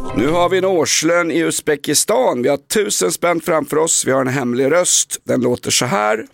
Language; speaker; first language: Swedish; native; Swedish